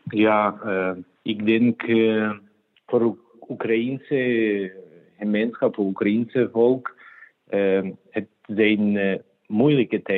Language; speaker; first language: Dutch; non-native, fluent; Ukrainian